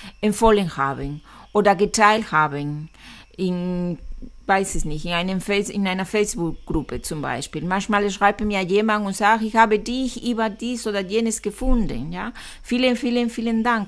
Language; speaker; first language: German; non-native, fluent; Spanish